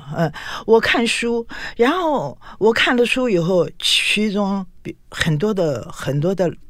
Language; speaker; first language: Chinese; native; Chinese